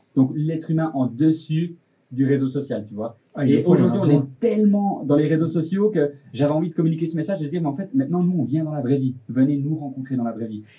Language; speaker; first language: French; native; French